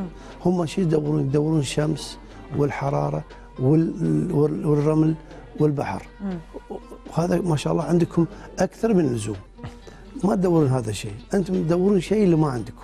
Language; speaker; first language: Arabic; non-native, fluent; Turkish